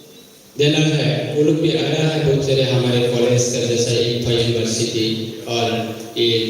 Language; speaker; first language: Hindi; non-native, local second language; Kok Borok